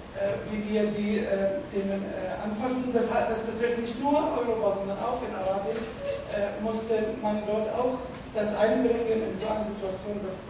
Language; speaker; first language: German; native; German